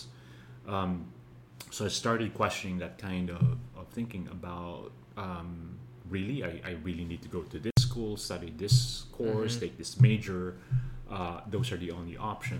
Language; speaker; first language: English; non-native, local second language; Filipino